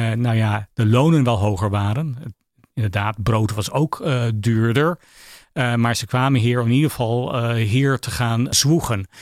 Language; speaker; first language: Dutch; non-native, fluent; English